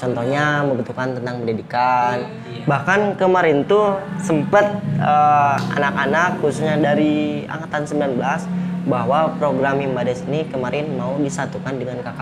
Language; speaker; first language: Indonesian; native; Indonesian